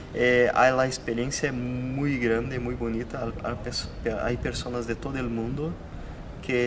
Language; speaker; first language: Spanish; non-native, fluent; Italian